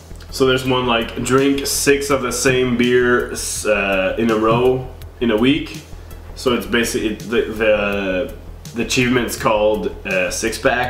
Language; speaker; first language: English; native; English